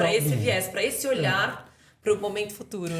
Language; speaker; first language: Portuguese; native; Portuguese